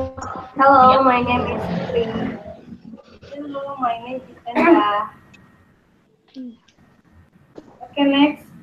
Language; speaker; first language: English; non-native, learner; Indonesian